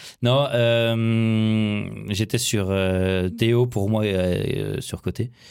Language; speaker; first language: French; native; French